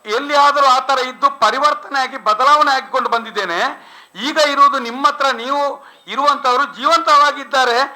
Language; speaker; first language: Kannada; non-native, local second language; Tulu